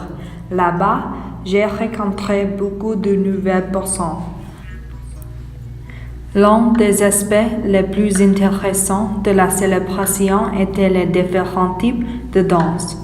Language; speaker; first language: French; non-native, learner; English